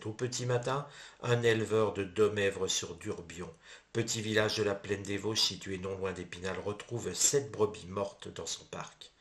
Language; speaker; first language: French; native; French